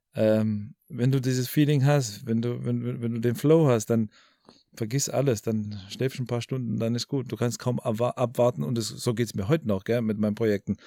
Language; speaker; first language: German; early bilingual, other home language; Albanian